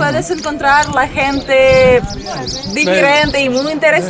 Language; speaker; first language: Spanish; non-native, learner; Russian